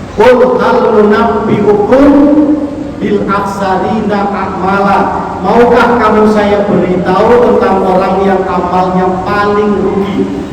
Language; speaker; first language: Indonesian; non-native, local second language; Javanese